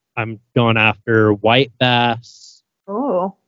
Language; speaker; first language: English; native; English